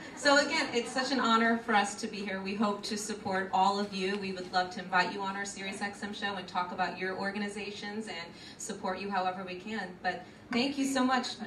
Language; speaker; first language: English; native; English